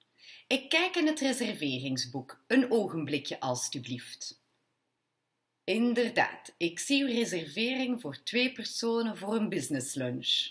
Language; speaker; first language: Dutch; non-native, local second language; French